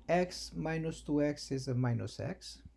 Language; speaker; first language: English; non-native, fluent; Albanian